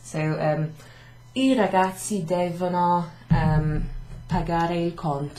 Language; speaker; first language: Italian; non-native, fluent; English